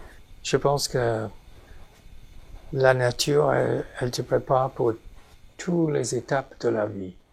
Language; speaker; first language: French; non-native, fluent; English